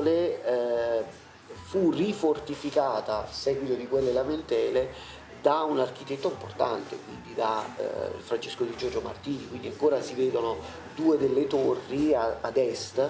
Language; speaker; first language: Italian; native; Italian